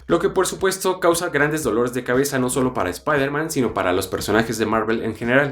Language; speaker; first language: Spanish; native; Spanish